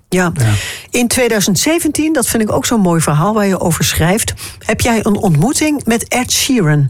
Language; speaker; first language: Dutch; native; Dutch